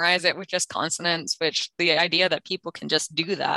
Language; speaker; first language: English; native; English